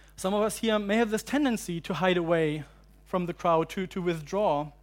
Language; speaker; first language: English; non-native, fluent; German